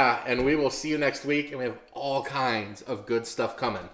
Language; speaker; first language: English; native; English